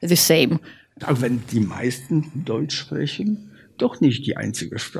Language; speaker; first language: German; non-native, fluent; Polish